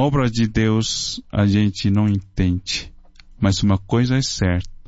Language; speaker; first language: Portuguese; non-native, fluent; Chinese